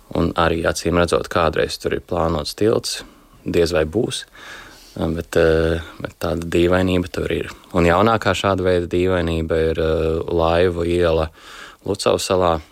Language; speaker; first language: Latvian; native; Latvian